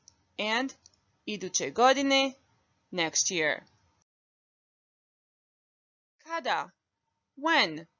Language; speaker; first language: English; non-native, fluent; Bosnian